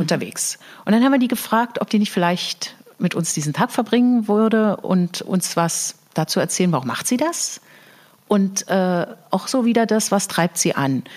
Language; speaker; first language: German; native; German